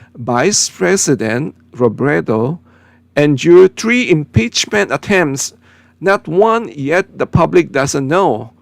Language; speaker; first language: English; non-native, local second language; Filipino